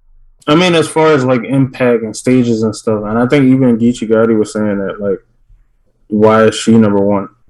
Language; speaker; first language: English; native; English